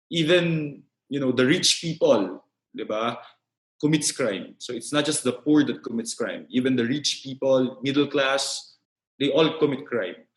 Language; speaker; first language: English; non-native, local second language; Filipino